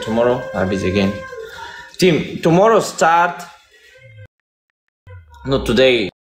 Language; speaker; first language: English; non-native, learner; Russian